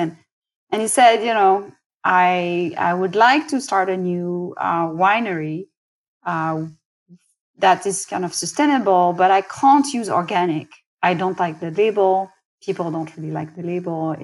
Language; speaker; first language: English; non-native, fluent; French